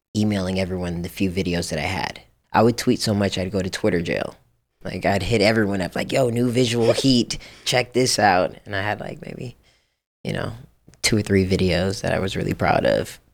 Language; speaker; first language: English; early bilingual, other home language; Japanese